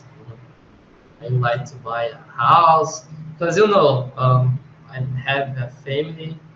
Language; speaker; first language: English; non-native, learner; Portuguese